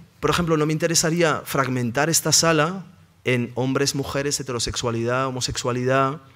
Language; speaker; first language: Spanish; native; Spanish